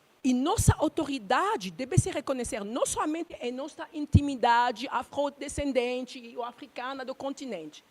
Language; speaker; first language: Portuguese; non-native, learner; Luba-Lulua